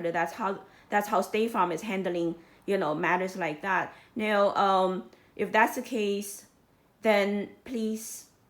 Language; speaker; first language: English; non-native, fluent; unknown